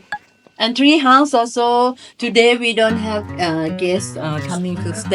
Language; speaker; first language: English; non-native, local second language; Thai